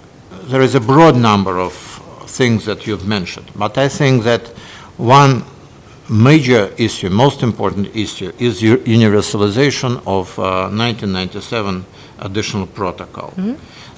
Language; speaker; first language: English; non-native, fluent; Russian